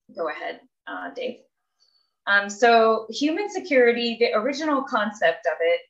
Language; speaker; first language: English; native; English